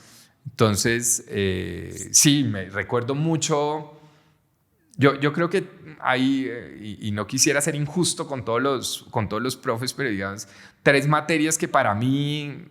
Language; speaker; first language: Spanish; native; Spanish